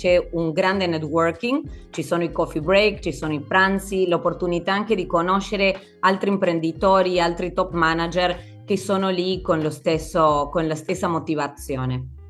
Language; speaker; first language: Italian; non-native, fluent; Spanish